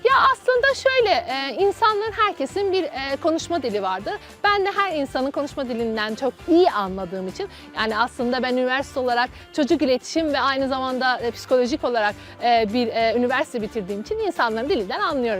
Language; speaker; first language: Turkish; non-native, fluent; Azerbaijani